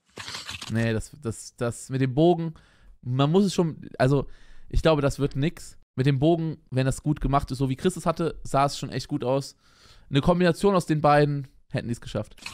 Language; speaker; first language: German; native; German